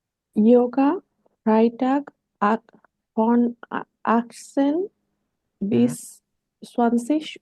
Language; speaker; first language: German; non-native, learner; Bangla